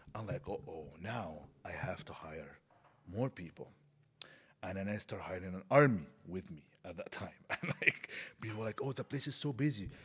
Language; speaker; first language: English; non-native, fluent; Arabic